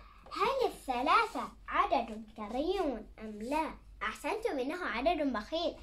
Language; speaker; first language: Arabic; native; Arabic